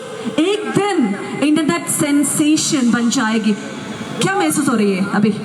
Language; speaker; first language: Hindi; non-native, local second language; Malayalam